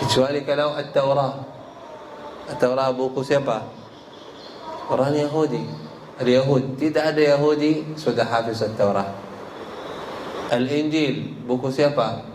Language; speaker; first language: Indonesian; non-native, learner; Arabic